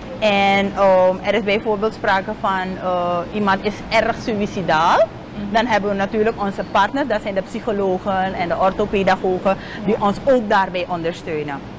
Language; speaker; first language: Dutch; native; Dutch